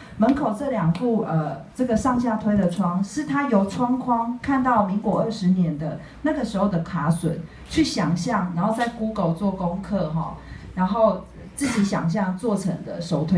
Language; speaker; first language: Chinese; non-native, fluent; French